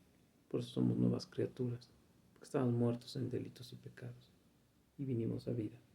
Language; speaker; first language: Spanish; native; Spanish